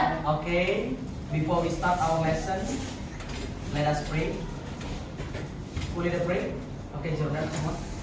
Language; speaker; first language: English; non-native, learner; Indonesian